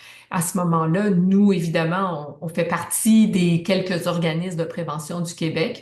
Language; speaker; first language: French; native; French